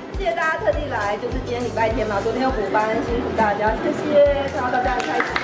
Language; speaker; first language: Chinese; native; Chinese